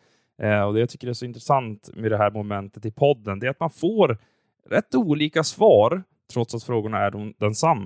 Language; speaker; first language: Swedish; native; Swedish